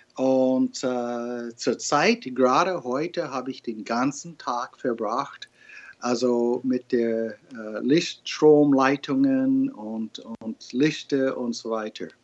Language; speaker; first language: German; non-native, fluent; English